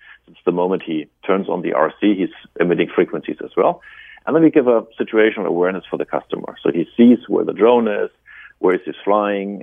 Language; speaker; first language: English; non-native, fluent; German